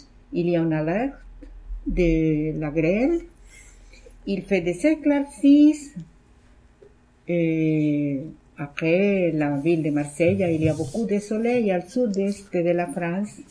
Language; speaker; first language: French; non-native, learner; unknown